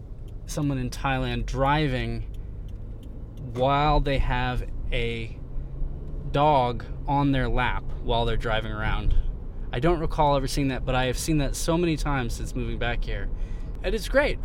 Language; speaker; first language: English; native; English